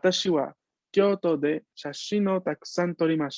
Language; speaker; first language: Japanese; non-native, fluent; Spanish